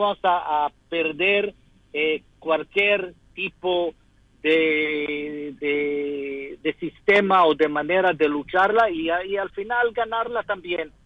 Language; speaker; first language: Spanish; non-native, fluent; Hebrew